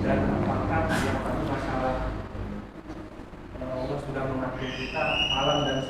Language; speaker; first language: Indonesian; native; Indonesian